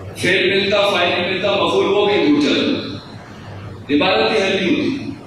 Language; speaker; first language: Urdu; native; Urdu